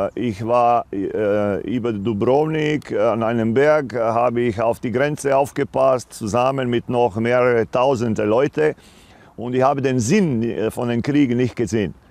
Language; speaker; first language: German; non-native, fluent; Croatian